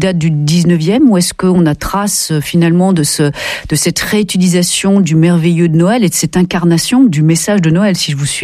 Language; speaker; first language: French; native; French